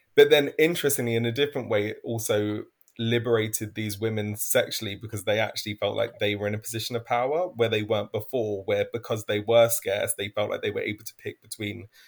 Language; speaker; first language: English; native; English